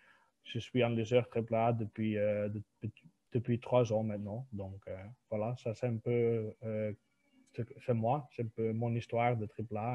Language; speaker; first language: French; non-native, local second language; Dutch